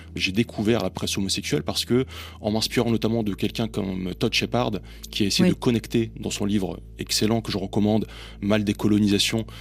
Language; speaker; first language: French; native; French